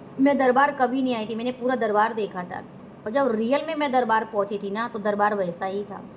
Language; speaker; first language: Hindi; non-native, local second language; Gujarati